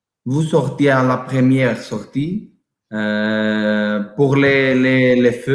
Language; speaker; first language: French; non-native, learner; Portuguese